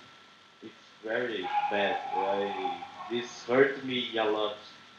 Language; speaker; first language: English; non-native, learner; Portuguese